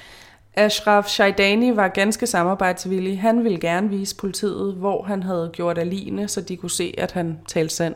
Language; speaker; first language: Danish; native; Danish